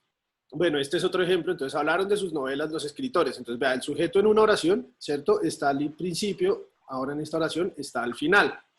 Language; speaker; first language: Spanish; native; Spanish